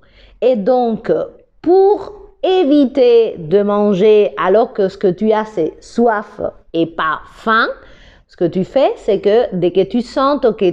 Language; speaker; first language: French; non-native, fluent; Spanish